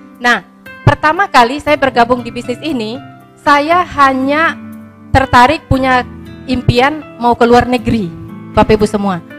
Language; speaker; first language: Indonesian; native; Indonesian